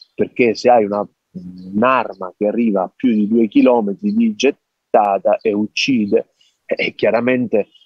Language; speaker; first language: Italian; native; Italian